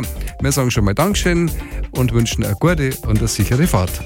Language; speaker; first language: German; native; German